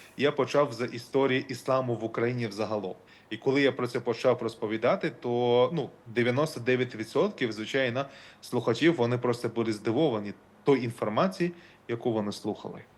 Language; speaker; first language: Ukrainian; non-native, local second language; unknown